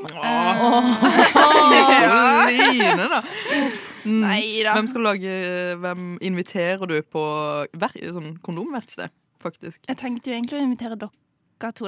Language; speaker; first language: Norwegian; native; Norwegian